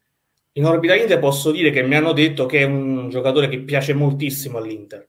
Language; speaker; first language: Italian; native; Italian